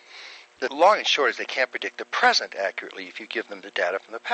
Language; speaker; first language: English; native; English